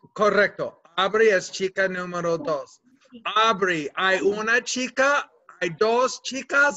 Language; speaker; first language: Spanish; non-native, fluent; English